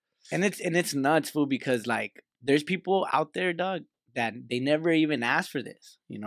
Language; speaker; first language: English; early bilingual, other home language; Spanish